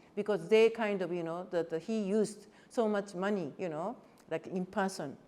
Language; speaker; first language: English; non-native, fluent; Japanese